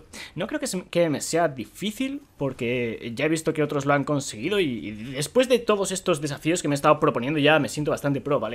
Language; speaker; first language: Spanish; native; Spanish